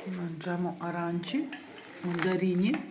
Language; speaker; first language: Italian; non-native, learner; Ukrainian